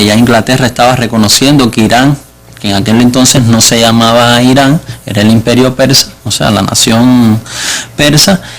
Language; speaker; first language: Spanish; native; Spanish